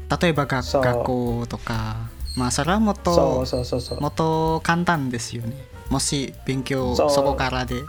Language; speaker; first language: Japanese; non-native, learner; Indonesian